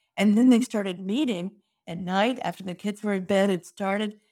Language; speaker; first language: English; native; English